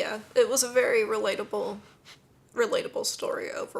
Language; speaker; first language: English; native; English